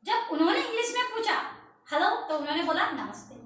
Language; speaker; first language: Hindi; non-native, local second language; Assamese